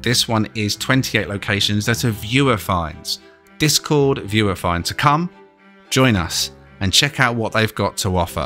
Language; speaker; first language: English; native; English